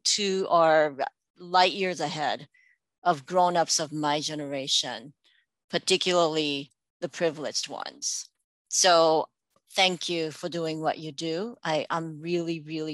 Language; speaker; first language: English; non-native, fluent; Japanese